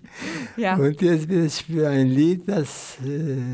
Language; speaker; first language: German; non-native, fluent; Kurdish